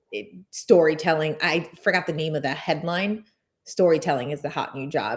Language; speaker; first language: English; native; English